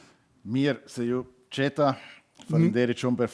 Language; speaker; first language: Albanian; non-native, learner; German